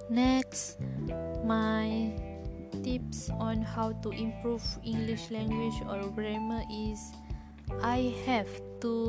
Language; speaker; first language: English; non-native, learner; Malay